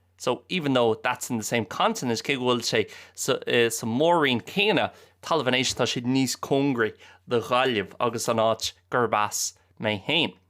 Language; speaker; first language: Irish; native; Irish